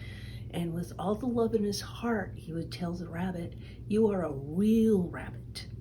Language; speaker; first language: English; native; English